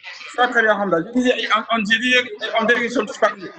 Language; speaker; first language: French; non-native, local second language; Wolof